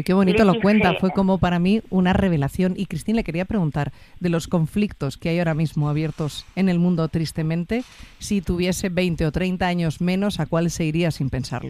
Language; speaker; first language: Spanish; native; Spanish